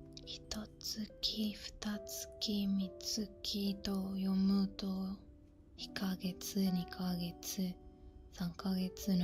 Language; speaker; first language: Japanese; non-native, learner; Spanish